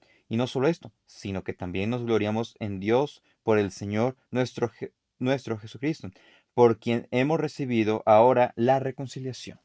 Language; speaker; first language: Spanish; native; Spanish